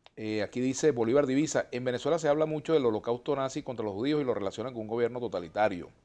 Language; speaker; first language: Spanish; native; Spanish